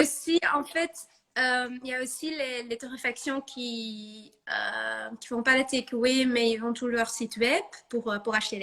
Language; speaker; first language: French; non-native, fluent; Dutch